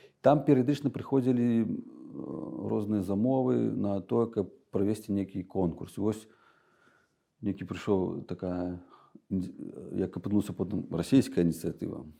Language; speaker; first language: Belarusian; native; Belarusian